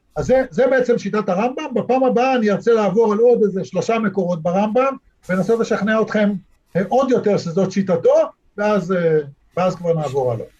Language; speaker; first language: Hebrew; native; Hebrew